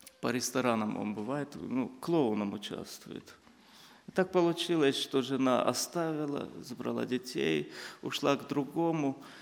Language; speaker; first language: Russian; non-native, local second language; Azerbaijani